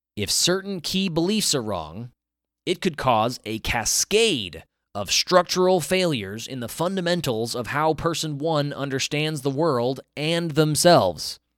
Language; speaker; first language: English; native; English